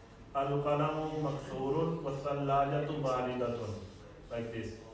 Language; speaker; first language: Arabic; non-native, fluent; Urdu